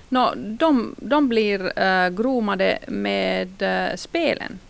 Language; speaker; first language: Swedish; non-native, local second language; Finnish